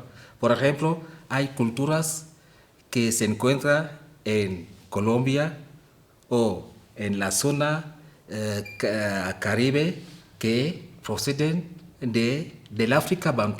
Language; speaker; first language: Spanish; non-native, fluent; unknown